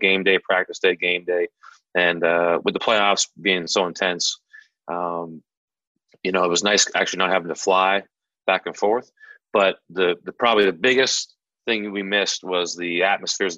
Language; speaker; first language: English; native; English